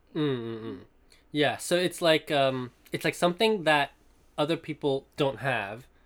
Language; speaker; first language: English; non-native, local second language; Cantonese